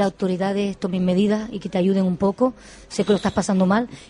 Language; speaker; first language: Spanish; native; Spanish